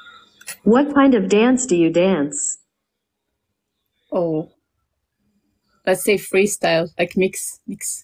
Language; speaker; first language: English; non-native, fluent; German